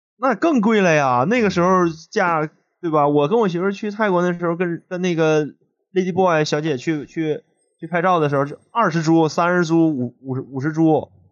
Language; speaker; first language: Chinese; native; Chinese